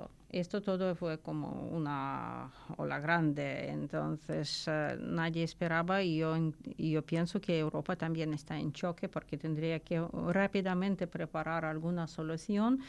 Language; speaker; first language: Spanish; non-native, learner; Ukrainian